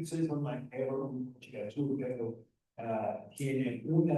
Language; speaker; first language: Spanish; non-native, learner; English